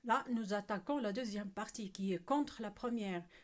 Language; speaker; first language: French; non-native, local second language; Arabic